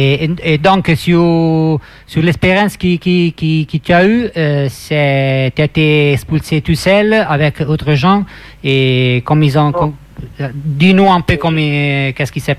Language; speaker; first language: French; non-native, fluent; Italian